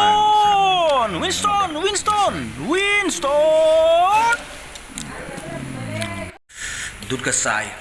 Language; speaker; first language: Hindi; non-native, local second language; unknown